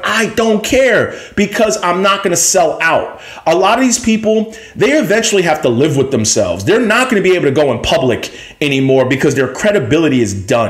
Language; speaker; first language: English; native; English